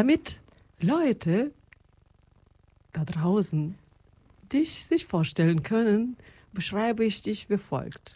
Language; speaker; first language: German; non-native, fluent; Russian